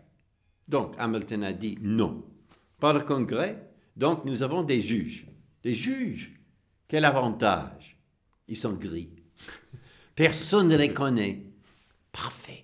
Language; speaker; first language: French; non-native, fluent; English